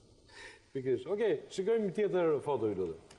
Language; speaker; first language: Albanian; native; Albanian